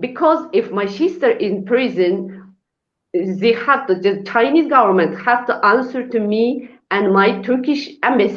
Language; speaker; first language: English; non-native, learner; Uyghur